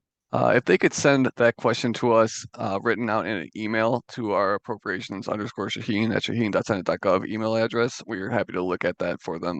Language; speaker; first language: English; native; English